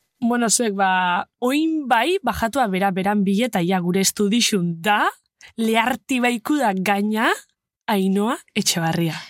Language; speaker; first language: Basque; native; Basque